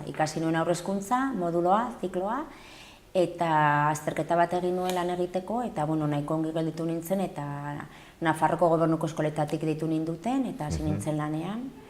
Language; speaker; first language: Basque; non-native, local second language; Spanish